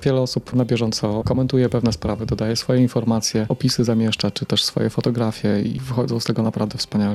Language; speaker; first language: Polish; native; Polish